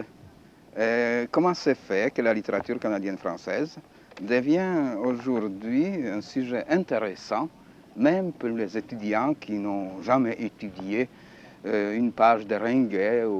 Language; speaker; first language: French; non-native, fluent; Polish